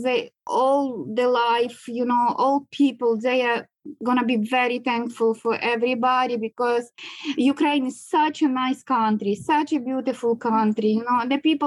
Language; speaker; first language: English; non-native, learner; Ukrainian